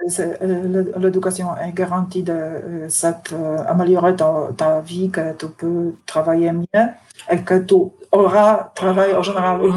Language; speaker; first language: French; non-native, learner; Polish